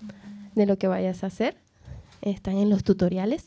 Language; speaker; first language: Spanish; native; Spanish